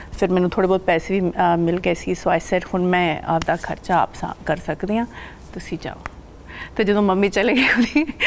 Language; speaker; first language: Punjabi; early bilingual, heritage; Punjabi